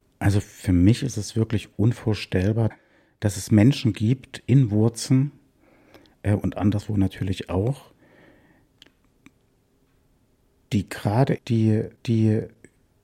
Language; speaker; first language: German; native; German